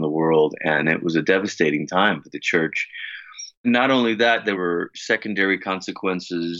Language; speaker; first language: English; native; English